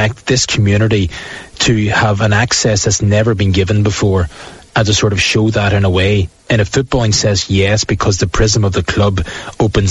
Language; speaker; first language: English; native; English